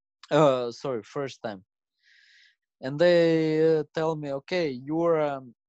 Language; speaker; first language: English; non-native, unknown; Russian